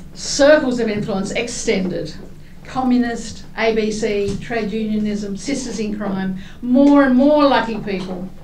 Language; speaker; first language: English; native; English